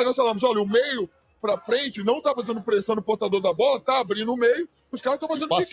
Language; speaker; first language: Portuguese; native; Portuguese